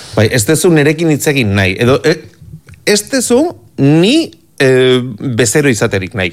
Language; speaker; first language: Basque; native; Basque